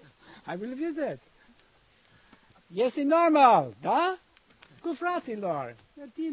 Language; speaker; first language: Romanian; non-native, learner; English